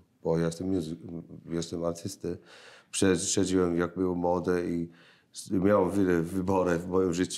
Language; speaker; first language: Polish; non-native, learner; English